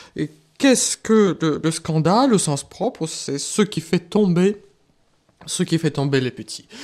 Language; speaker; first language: French; non-native, fluent; Russian